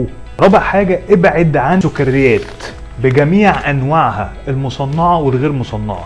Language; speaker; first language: Arabic; native; Arabic